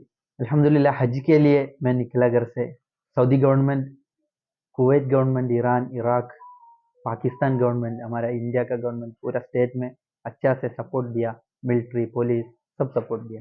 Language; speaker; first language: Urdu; non-native, local second language; Malayalam